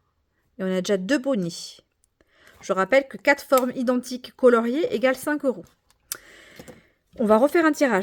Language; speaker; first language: French; native; French